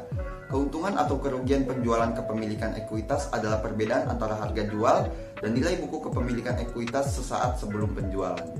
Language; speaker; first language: Indonesian; native; Indonesian